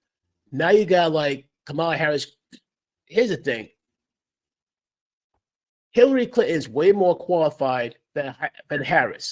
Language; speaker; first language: English; native; English